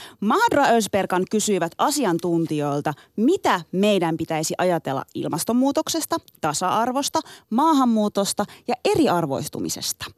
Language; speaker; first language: Finnish; early bilingual, other home language; Turkish